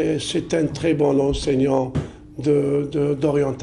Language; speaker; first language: French; non-native, local second language; Arabic